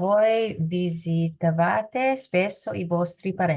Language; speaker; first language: Italian; non-native, learner; English